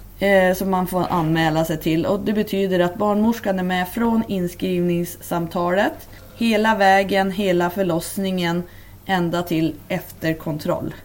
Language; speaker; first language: Swedish; native; Swedish